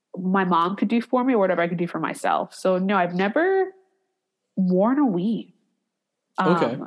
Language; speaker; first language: English; native; English